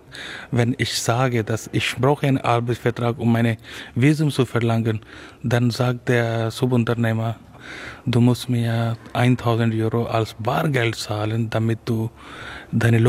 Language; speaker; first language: German; non-native, learner; Urdu